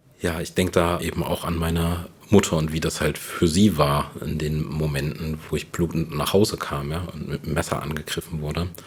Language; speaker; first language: German; native; German